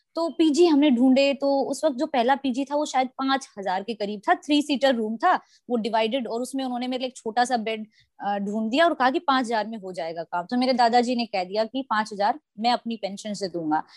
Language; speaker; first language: Hindi; native; Hindi